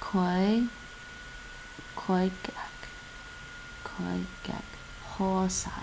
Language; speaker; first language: Chinese; non-native, learner; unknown